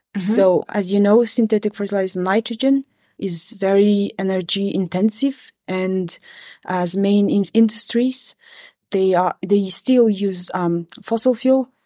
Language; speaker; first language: English; non-native, fluent; Kazakh